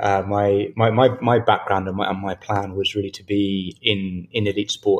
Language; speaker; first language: English; native; English